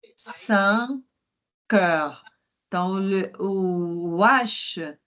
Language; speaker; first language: French; non-native, fluent; Portuguese